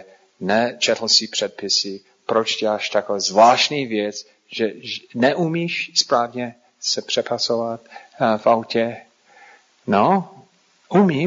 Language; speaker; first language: Czech; non-native, fluent; English